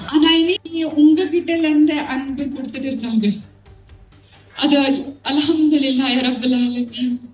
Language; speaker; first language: Tamil; non-native, fluent; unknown